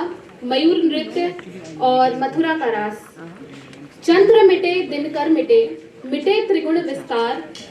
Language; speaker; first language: Hindi; native; Hindi